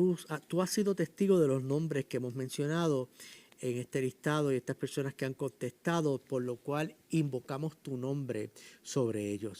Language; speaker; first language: Spanish; native; Spanish